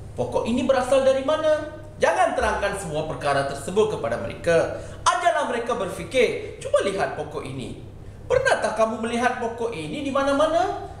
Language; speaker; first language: Malay; non-native, local second language; Tamil